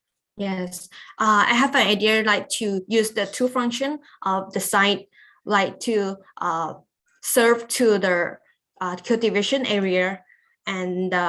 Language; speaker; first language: English; non-native, learner; Lao